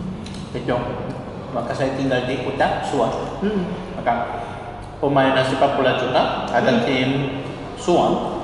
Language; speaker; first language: Indonesian; non-native, learner; Korean